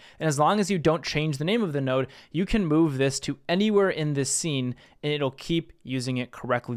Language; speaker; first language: English; native; English